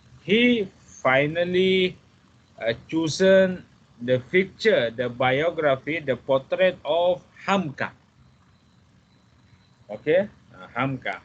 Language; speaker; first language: English; non-native, fluent; Malay